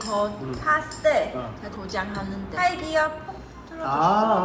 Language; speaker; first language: Korean; non-native, learner; Chinese